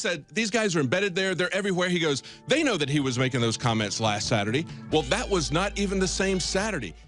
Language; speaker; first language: English; native; English